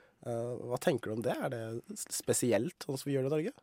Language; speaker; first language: Norwegian; native; Norwegian